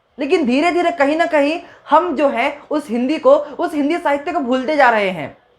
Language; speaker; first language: Hindi; non-native, local second language; Maithili